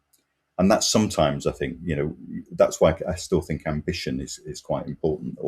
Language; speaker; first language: English; native; English